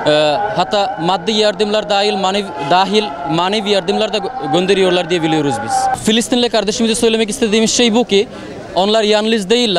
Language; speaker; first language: Turkish; non-native, fluent; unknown